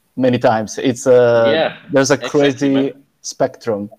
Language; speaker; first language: English; non-native, fluent; Italian